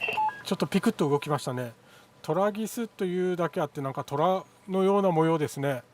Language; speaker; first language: Japanese; native; Japanese